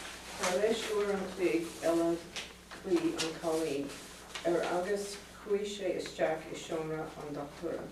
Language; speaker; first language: Irish; non-native, learner; English